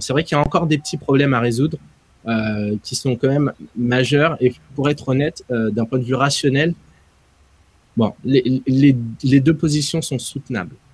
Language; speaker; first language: French; native; French